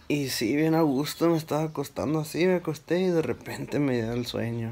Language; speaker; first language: Spanish; early bilingual, heritage; Spanish